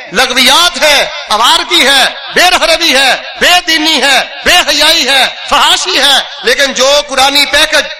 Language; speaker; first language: Urdu; non-native, local second language; Punjabi